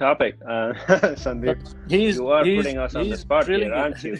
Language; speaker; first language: English; non-native, local second language; Nepali